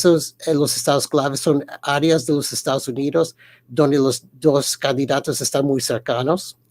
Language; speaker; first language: Spanish; early bilingual, heritage; Spanish